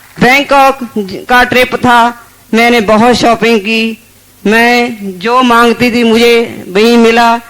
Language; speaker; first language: Hindi; non-native, local second language; Punjabi